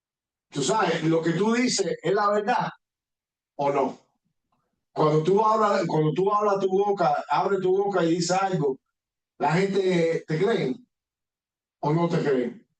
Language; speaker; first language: Spanish; early bilingual, heritage; Spanish